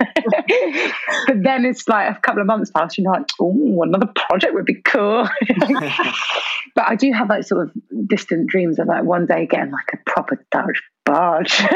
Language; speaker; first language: English; native; English